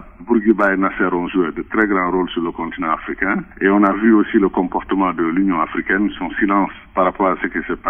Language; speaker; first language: French; non-native, local second language; Wolof